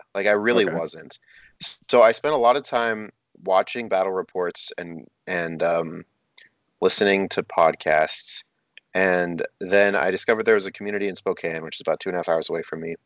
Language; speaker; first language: English; native; English